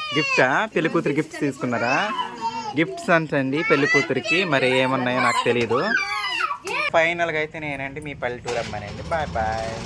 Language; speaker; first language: Telugu; native; Telugu